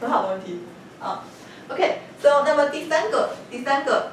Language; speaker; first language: Chinese; non-native, fluent; English